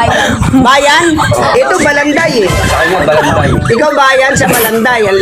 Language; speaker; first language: Filipino; non-native, local second language; Cebuano